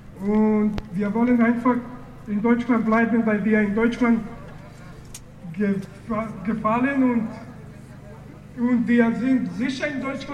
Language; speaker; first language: German; non-native, learner; Serbian